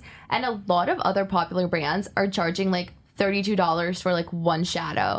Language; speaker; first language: English; native; English